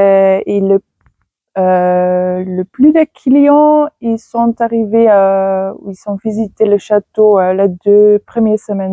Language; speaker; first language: French; non-native, fluent; Dutch